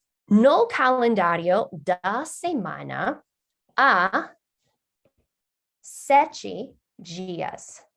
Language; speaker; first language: Portuguese; non-native, fluent; English